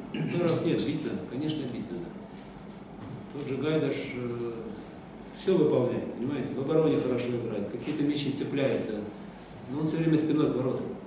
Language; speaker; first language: Russian; native; Russian